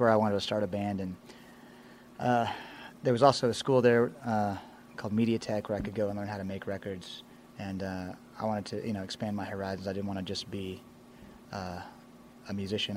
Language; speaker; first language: English; native; English